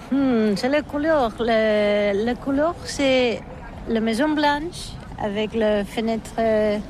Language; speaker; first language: French; non-native, learner; Catalan